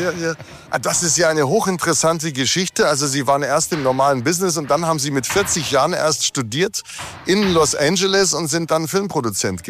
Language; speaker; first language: German; native; German